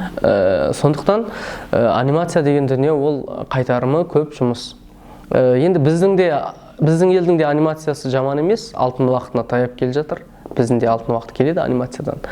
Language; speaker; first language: Kazakh; early bilingual, heritage; Kazakh